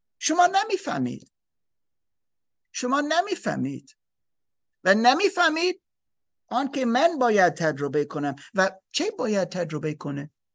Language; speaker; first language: Persian; non-native, learner; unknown